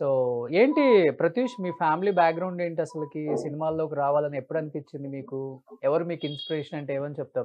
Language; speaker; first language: Telugu; native; Telugu